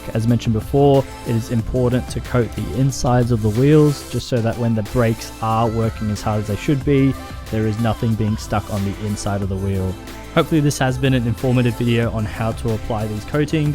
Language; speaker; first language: English; native; English